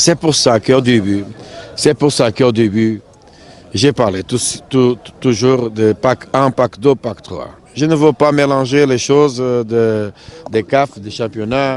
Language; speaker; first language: French; non-native, fluent; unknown